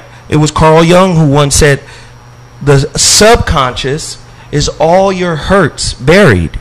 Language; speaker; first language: English; native; English